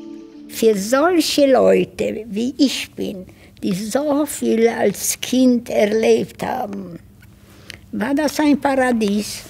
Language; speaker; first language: German; non-native, fluent; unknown